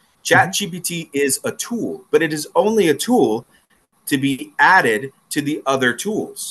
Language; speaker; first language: English; native; English